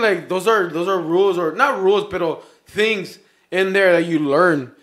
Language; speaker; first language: English; early bilingual, other home language; Spanish